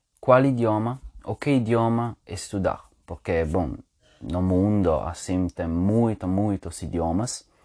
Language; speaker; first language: Portuguese; non-native, learner; Spanish